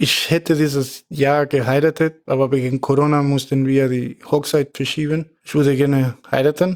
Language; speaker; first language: German; non-native, fluent; Spanish